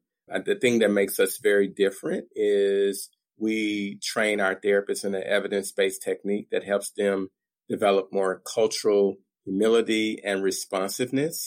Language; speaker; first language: English; native; English